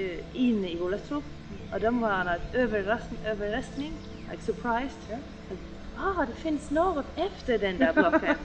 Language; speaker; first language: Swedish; non-native, learner; Finnish